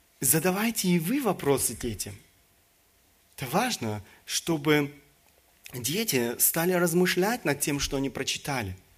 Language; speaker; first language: Russian; early bilingual, other home language; German